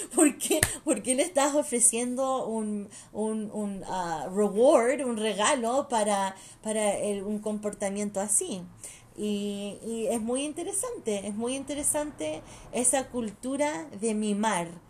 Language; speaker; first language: Spanish; early bilingual, heritage; Spanish